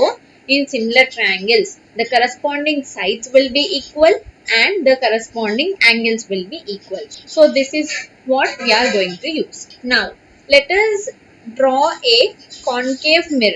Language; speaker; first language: English; non-native, local second language; Telugu